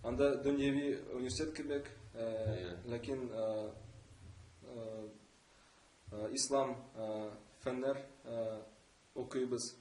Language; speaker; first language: Tatar; non-native, local second language; Russian